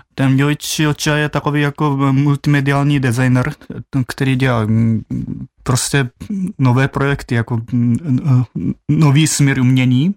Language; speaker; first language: Czech; non-native, fluent; Japanese